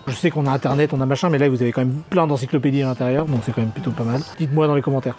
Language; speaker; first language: French; native; French